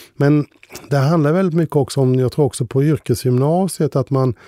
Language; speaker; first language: Swedish; native; Swedish